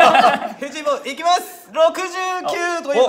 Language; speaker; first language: Japanese; native; Japanese